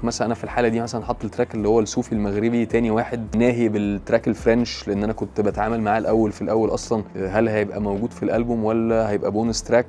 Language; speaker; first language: Arabic; native; Arabic